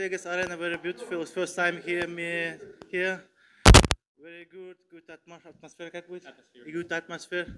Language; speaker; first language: English; non-native, learner; Turkmen